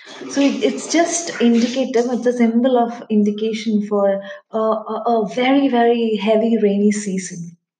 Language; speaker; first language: English; non-native, local second language; Malayalam